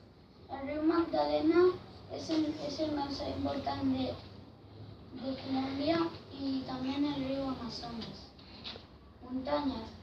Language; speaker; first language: Catalan; non-native, learner; Spanish